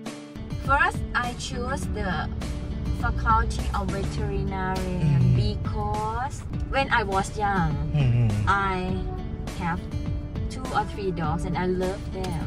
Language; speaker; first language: English; non-native, learner; Thai